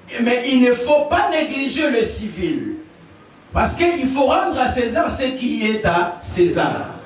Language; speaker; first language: French; non-native, local second language; Lingala